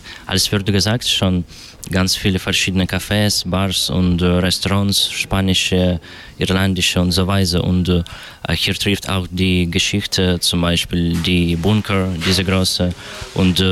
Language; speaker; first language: German; non-native, learner; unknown